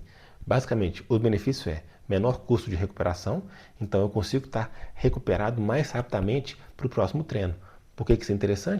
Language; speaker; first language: Portuguese; native; Portuguese